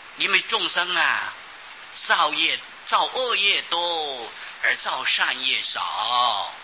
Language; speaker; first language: Chinese; non-native, local second language; Hakka Chinese